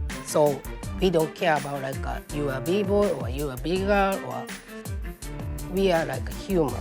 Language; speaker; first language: English; non-native, learner; Japanese